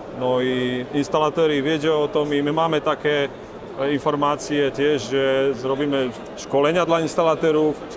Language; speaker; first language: Polish; non-native, learner; Slovak